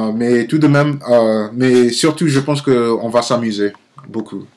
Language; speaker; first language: French; non-native, learner; English